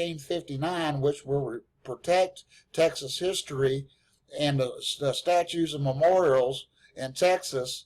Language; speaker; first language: English; native; English